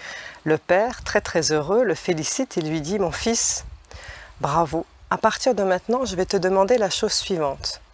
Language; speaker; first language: French; native; French